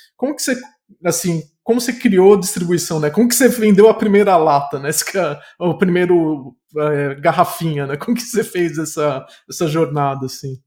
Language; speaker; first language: Portuguese; native; Portuguese